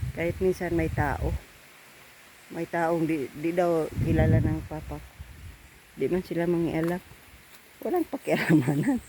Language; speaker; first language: Filipino; non-native, local second language; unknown